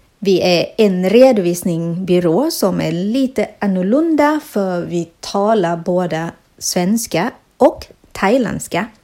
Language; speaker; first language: Swedish; non-native, fluent; Thai